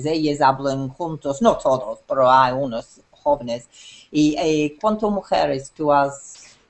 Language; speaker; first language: Spanish; non-native, learner; English